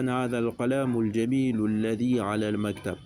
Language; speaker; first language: Arabic; non-native, fluent; French